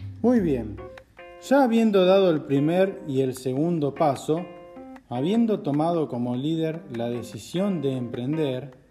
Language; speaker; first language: Spanish; native; Spanish